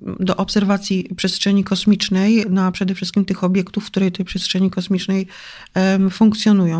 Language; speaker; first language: Polish; native; Polish